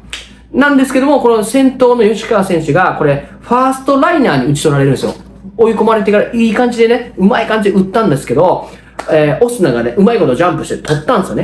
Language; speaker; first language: Japanese; native; Japanese